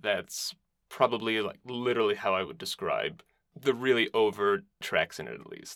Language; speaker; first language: English; native; English